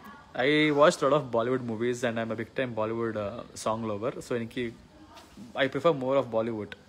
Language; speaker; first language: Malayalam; early bilingual, heritage; Malayalam